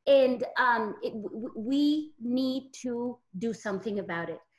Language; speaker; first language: English; native; English